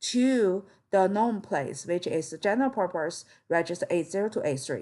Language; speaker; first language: English; non-native, fluent; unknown